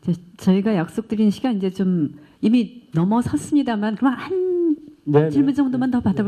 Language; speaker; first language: Korean; native; Korean